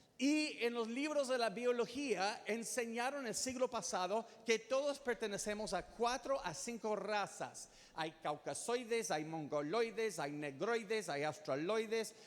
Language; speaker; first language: Spanish; non-native, fluent; English